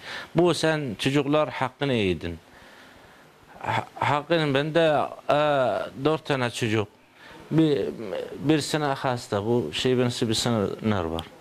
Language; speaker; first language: Turkish; non-native, learner; Arabic